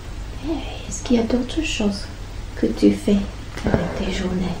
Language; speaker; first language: French; non-native, fluent; English